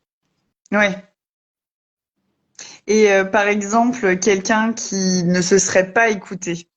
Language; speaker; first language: French; native; French